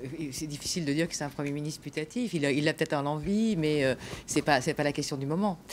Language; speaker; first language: French; native; French